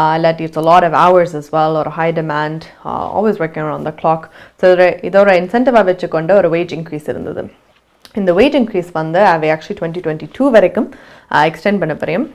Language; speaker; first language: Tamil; early bilingual, heritage; Tamil